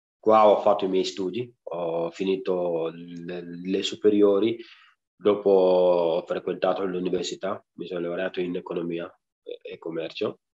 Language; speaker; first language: Italian; non-native, fluent; Wolof